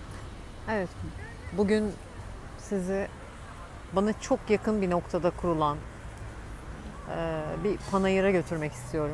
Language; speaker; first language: Turkish; native; Turkish